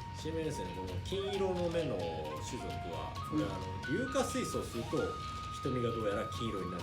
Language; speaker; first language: Japanese; native; Japanese